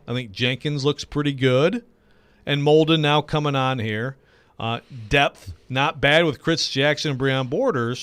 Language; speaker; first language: English; native; English